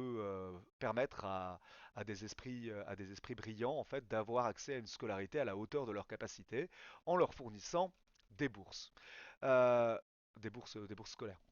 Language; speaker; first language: French; native; French